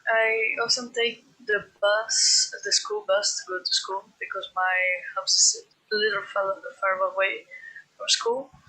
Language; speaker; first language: English; non-native, fluent; Greek